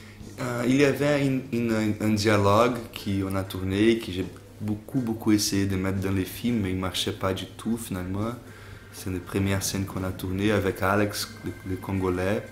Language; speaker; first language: French; non-native, fluent; Portuguese